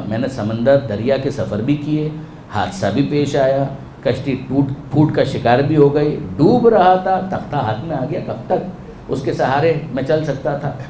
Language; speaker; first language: Urdu; non-native, local second language; Gujarati